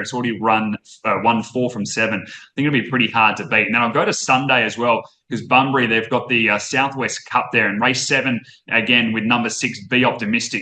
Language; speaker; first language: English; native; English